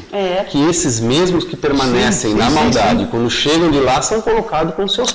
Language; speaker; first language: Portuguese; native; Portuguese